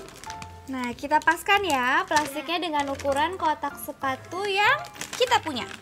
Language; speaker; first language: Indonesian; native; Indonesian